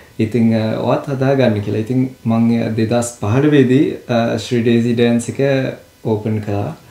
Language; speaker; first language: Sinhala; early bilingual, heritage; Sinhala